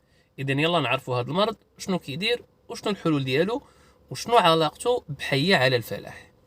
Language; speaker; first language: Arabic; native; Arabic